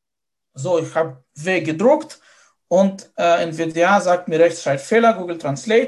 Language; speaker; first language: German; non-native, fluent; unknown